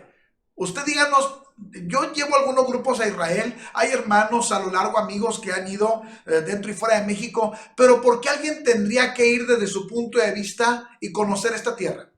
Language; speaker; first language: Spanish; native; Spanish